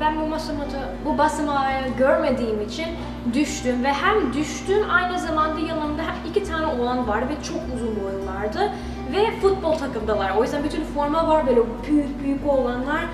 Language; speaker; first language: Turkish; early bilingual, heritage; Turkish